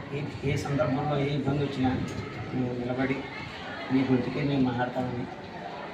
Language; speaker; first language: Telugu; native; Telugu